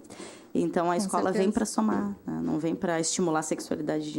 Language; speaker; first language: Portuguese; native; Portuguese